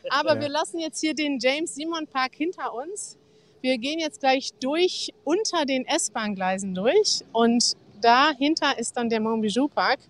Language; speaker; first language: German; native; German